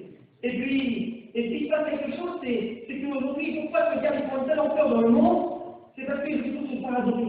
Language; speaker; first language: French; native; French